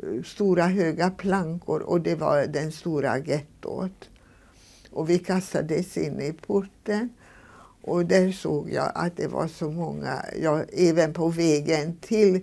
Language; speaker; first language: Swedish; non-native, fluent; Hungarian